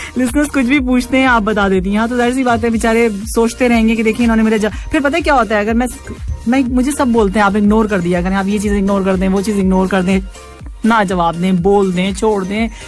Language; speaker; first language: Urdu; native; Urdu